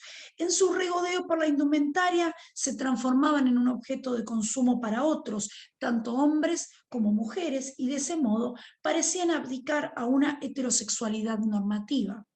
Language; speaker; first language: Spanish; native; Spanish